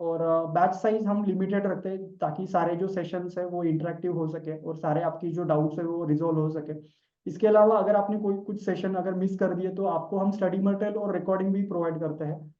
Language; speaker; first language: Hindi; non-native, local second language; Marathi